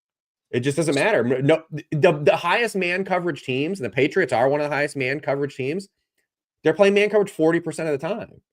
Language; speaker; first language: English; native; English